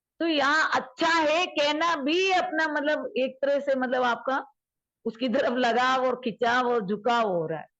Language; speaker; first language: Hindi; native; Hindi